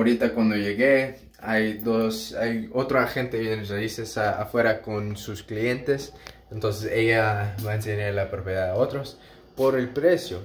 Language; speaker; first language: Spanish; early bilingual, heritage; English